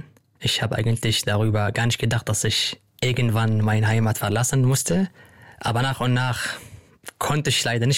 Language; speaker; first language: German; non-native, fluent; Arabic